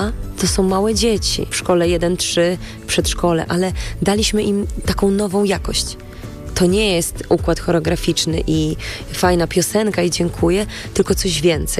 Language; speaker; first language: Polish; native; Polish